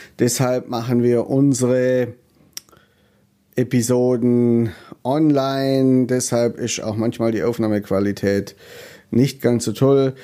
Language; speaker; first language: German; native; German